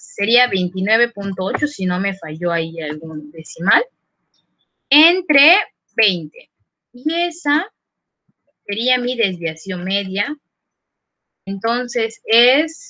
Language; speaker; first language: Spanish; native; Spanish